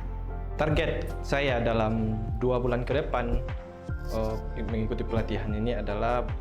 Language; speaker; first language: Indonesian; non-native, local second language; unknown